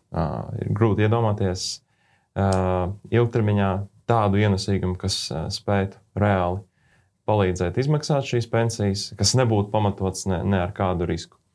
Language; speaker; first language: Latvian; native; Latvian